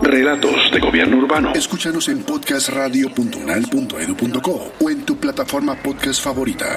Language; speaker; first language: Spanish; native; Spanish